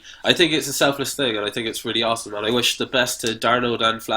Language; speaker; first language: English; native; English